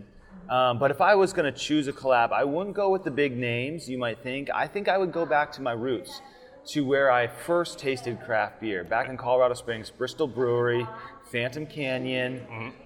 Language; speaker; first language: English; native; English